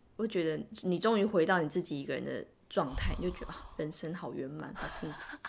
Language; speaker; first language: Chinese; native; Chinese